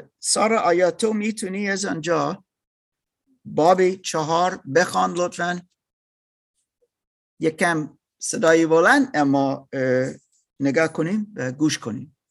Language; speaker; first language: Persian; non-native, learner; English